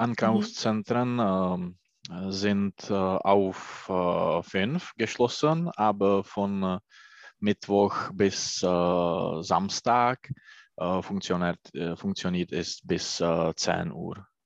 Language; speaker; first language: German; non-native, learner; Czech